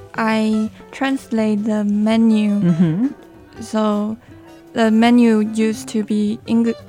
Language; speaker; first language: English; non-native, learner; Chinese